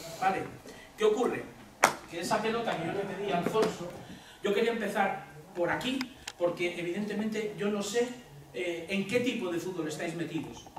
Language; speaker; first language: Spanish; native; Spanish